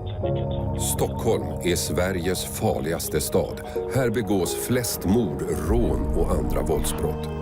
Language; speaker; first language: Swedish; native; Swedish